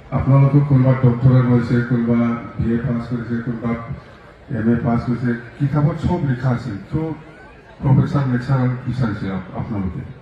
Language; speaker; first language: Assamese; non-native, local second language; Bodo